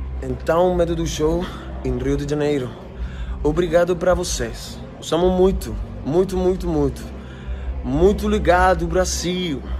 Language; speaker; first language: Portuguese; non-native, learner; Spanish